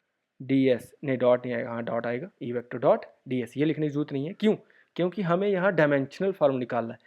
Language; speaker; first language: Hindi; native; Hindi